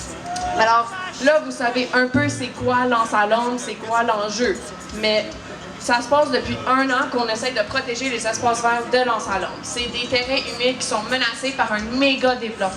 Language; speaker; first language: French; native; French